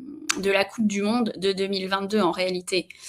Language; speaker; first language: French; native; French